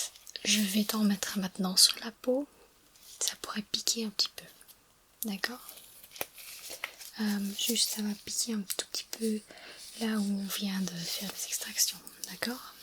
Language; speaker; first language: French; non-native, fluent; English